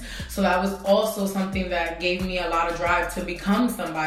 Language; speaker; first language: English; native; English